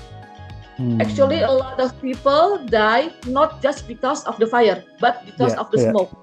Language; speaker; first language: English; non-native, fluent; Indonesian